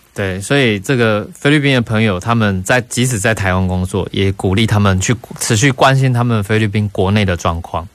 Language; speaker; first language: Chinese; native; Chinese